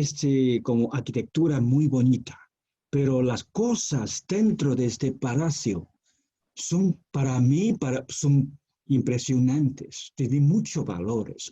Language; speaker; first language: Spanish; non-native, fluent; Chinese